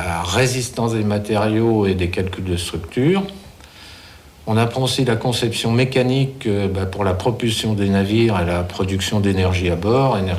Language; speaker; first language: French; native; French